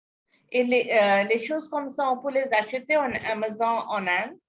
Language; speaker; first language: French; non-native, learner; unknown